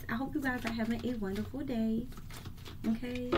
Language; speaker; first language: English; native; English